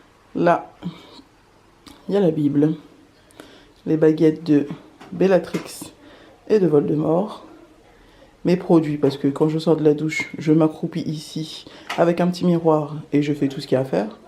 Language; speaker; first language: French; native; French